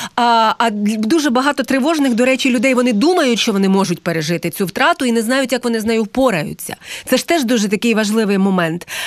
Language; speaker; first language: Ukrainian; native; Ukrainian